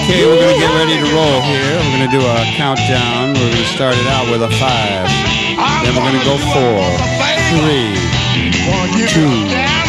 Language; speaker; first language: English; native; English